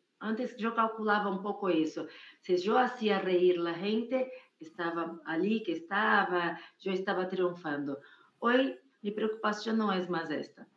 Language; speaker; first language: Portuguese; non-native, fluent; Spanish